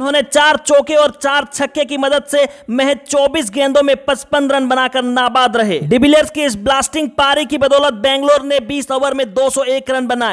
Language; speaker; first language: Hindi; native; Hindi